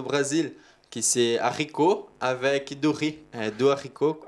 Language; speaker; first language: French; non-native, learner; Portuguese